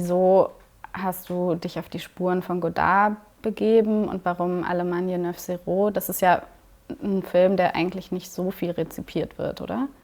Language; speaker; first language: German; native; German